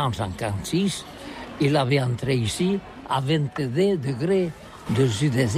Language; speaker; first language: French; non-native, learner; Catalan